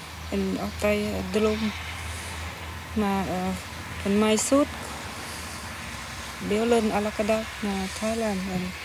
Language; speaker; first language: Dutch; non-native, learner; Thai